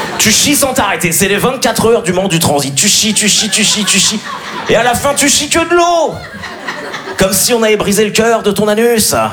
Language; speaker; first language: French; native; French